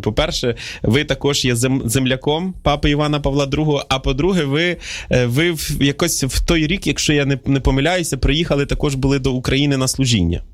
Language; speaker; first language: Ukrainian; native; Ukrainian